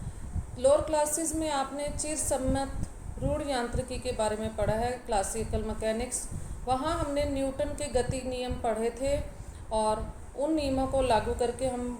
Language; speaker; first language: Hindi; native; Hindi